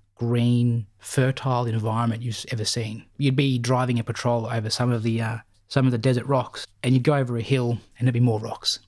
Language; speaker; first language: English; native; English